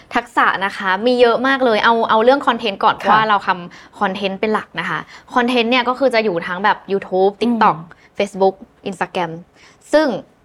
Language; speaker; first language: Thai; native; Thai